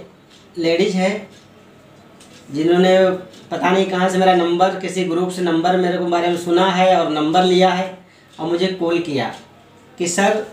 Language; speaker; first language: Hindi; native; Hindi